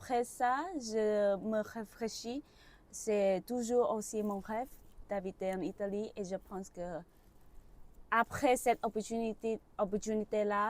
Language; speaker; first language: French; non-native, learner; Vietnamese